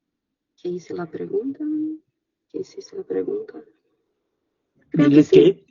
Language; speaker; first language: Spanish; non-native, fluent; Portuguese